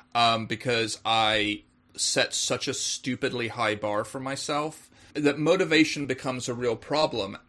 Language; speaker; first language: English; native; English